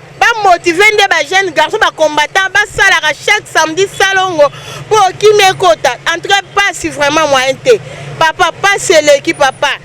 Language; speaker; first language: Lingala; native; Lingala